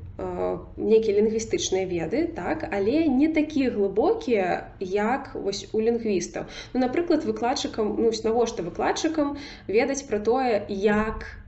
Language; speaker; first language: Belarusian; non-native, local second language; Russian